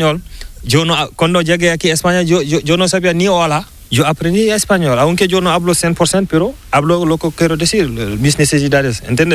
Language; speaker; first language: Spanish; non-native, learner; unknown